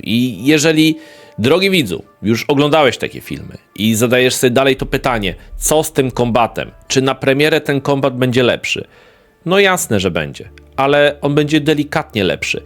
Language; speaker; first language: Polish; native; Polish